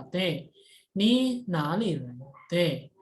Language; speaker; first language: Chinese; non-native, fluent; Indonesian